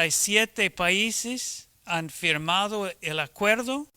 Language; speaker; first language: Spanish; non-native, fluent; English